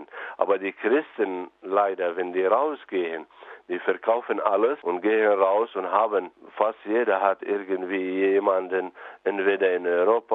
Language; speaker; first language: German; non-native, fluent; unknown